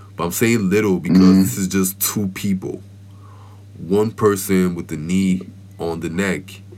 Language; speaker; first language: English; non-native, local second language; Yoruba